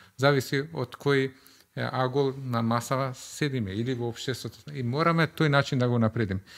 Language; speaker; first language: Macedonian; non-native, local second language; Albanian